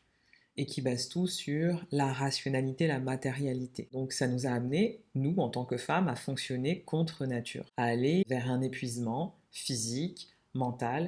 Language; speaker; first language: French; native; French